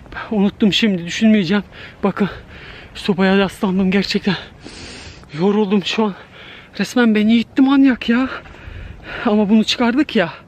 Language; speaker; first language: Turkish; early bilingual, heritage; Turkish